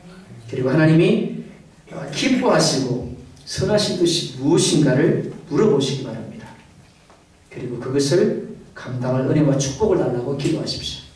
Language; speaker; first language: Korean; native; Korean